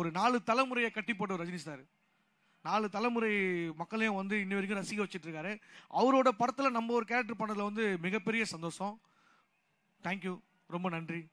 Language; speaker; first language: Tamil; native; Tamil